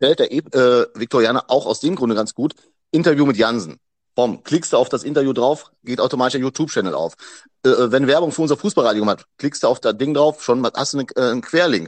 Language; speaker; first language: German; native; German